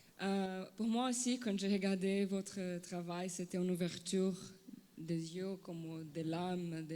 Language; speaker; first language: French; non-native, learner; Portuguese